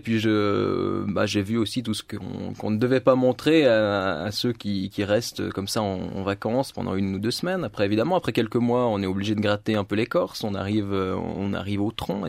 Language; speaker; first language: French; native; French